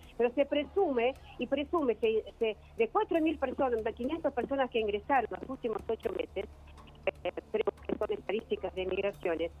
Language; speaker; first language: Spanish; non-native, fluent; Russian